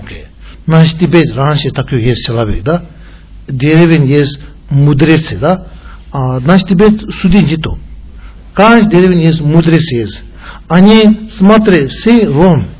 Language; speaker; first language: Russian; non-native, learner; Tibetan